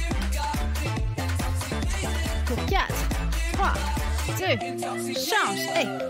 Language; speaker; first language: French; native; French